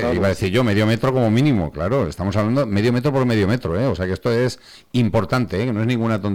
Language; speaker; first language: Spanish; native; Spanish